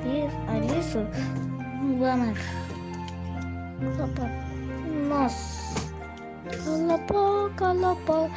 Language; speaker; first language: Russian; non-native, local second language; Yakut